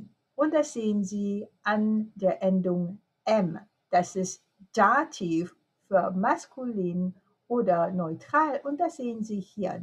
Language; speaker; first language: German; non-native, fluent; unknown